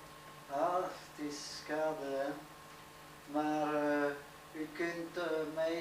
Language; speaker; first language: Dutch; non-native, learner; French